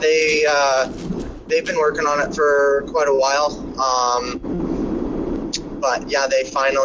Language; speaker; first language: English; native; English